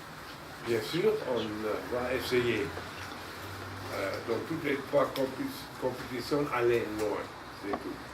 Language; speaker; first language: French; non-native, fluent; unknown